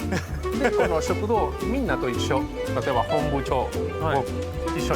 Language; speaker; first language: Japanese; non-native, fluent; Portuguese